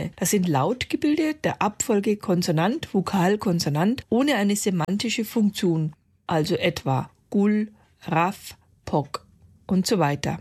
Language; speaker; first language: German; native; German